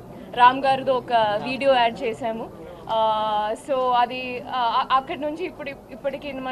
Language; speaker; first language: Telugu; non-native, fluent; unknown